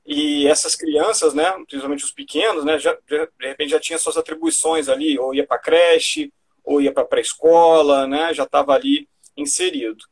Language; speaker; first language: Portuguese; native; Portuguese